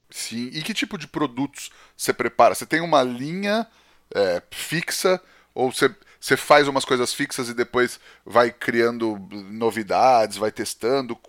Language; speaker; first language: Portuguese; native; Portuguese